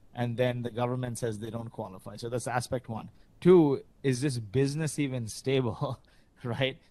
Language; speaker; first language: English; early bilingual, other home language; Arabic